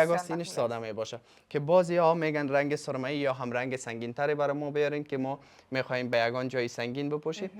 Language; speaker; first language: Persian; native; Persian